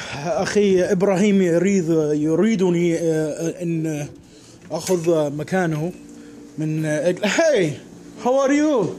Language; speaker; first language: Arabic; early bilingual, heritage; Arabic